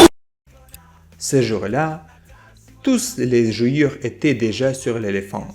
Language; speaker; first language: French; non-native, fluent; Russian